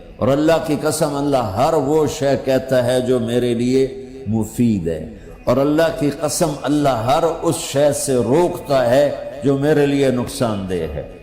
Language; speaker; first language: Urdu; non-native, local second language; Punjabi